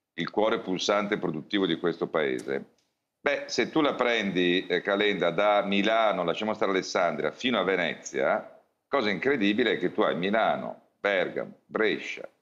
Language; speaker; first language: Italian; native; Italian